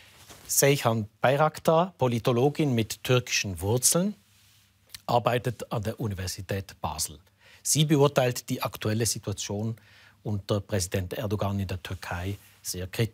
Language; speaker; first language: German; native; German